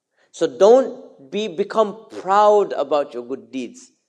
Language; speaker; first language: English; early bilingual, other home language; Urdu